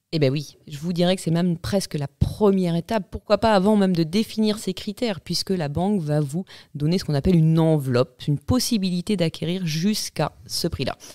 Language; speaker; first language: French; native; French